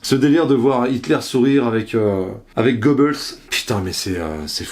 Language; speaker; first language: French; native; French